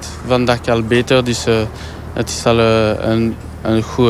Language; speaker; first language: Dutch; non-native, local second language; French